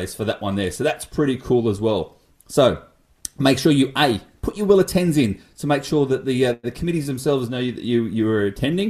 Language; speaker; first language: English; native; English